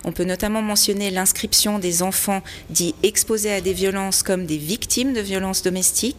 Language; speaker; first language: French; native; French